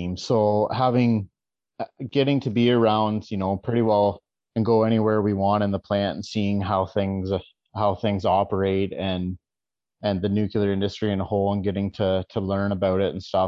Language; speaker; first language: English; native; English